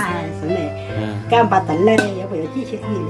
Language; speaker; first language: Chinese; native; Chinese